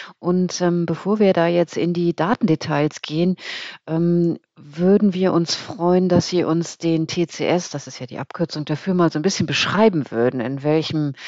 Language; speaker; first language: German; native; German